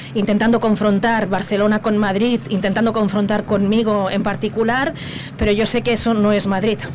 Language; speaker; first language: Spanish; native; Spanish